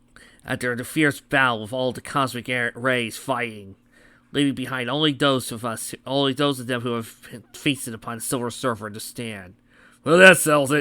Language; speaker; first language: English; native; English